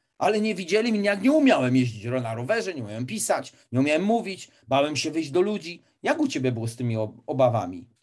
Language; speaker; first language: Polish; native; Polish